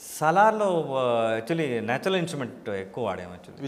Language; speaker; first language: Telugu; non-native, learner; Kannada